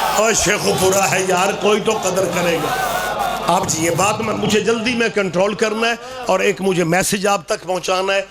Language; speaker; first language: Urdu; non-native, local second language; Punjabi